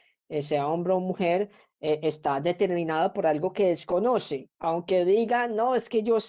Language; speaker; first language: Spanish; native; Spanish